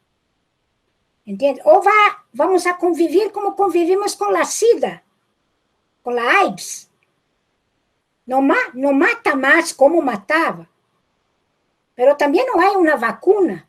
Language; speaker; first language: Spanish; non-native, fluent; Portuguese